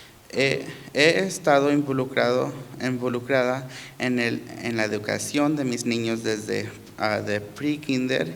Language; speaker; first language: Spanish; early bilingual, heritage; Spanish